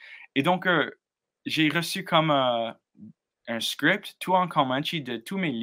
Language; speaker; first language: French; non-native, learner; English